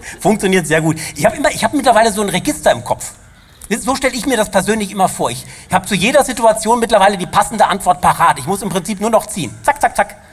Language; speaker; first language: German; native; German